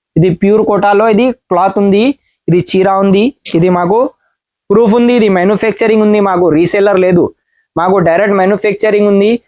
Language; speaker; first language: Telugu; non-native, learner; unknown